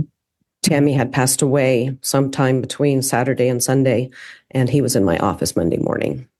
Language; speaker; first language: English; native; English